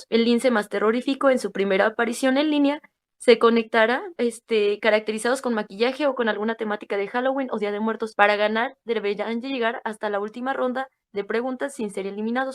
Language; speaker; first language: Spanish; native; Spanish